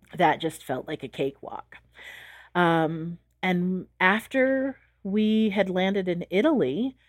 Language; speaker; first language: English; native; English